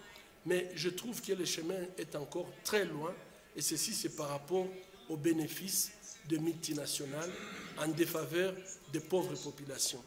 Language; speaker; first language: French; non-native, local second language; Swahili